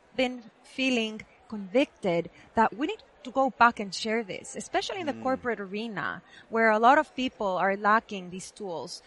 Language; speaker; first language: English; non-native, fluent; Spanish